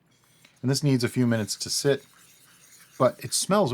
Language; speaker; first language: English; native; English